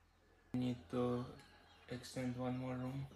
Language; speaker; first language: English; non-native, learner; Russian